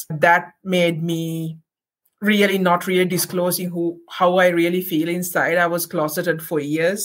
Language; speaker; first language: English; non-native, local second language; Sinhala